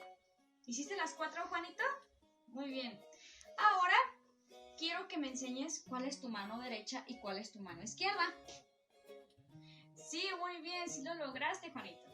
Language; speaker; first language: Spanish; native; Spanish